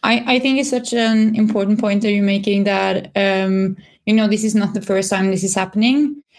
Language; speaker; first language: English; non-native, fluent; Norwegian